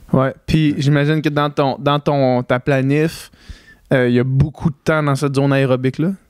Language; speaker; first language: French; native; French